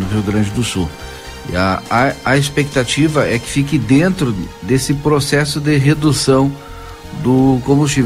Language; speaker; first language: Portuguese; native; Portuguese